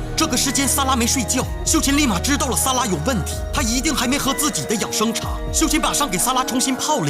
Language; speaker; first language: Chinese; native; Chinese